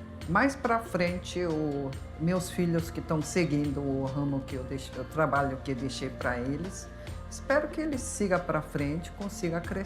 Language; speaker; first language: Portuguese; non-native, fluent; Korean